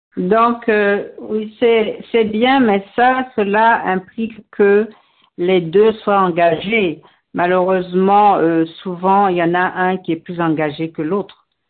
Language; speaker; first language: French; non-native, local second language; Bambara